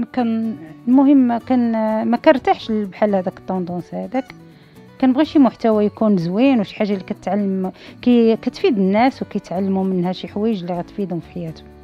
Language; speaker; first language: Arabic; native; Arabic